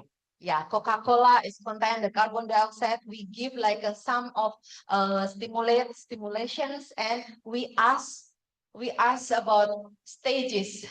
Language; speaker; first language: English; non-native, fluent; Indonesian